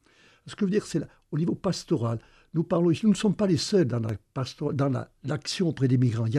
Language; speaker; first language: French; native; French